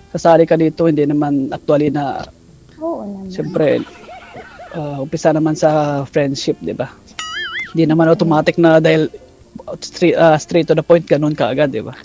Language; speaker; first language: Filipino; non-native, local second language; Kinaray-a